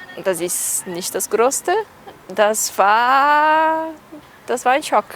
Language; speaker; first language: German; non-native, learner; Portuguese